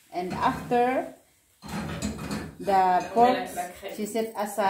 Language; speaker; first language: English; non-native, learner; Filipino